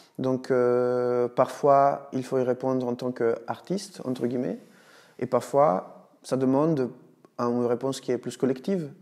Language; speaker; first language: French; non-native, fluent; Italian